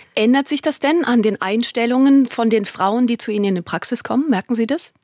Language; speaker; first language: German; native; German